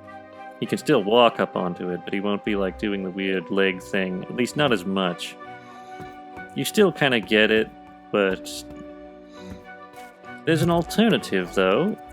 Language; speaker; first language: English; native; English